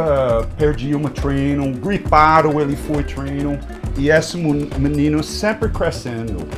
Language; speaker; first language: Portuguese; non-native, learner; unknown